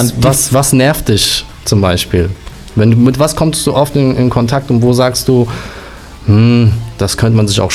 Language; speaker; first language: German; native; German